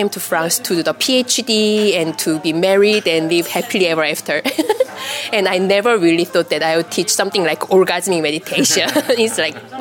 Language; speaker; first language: English; non-native, fluent; Korean